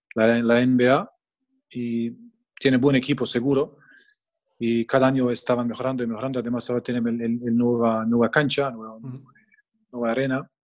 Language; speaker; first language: Spanish; non-native, fluent; Bosnian